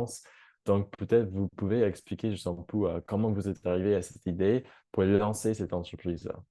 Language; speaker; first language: French; non-native, fluent; English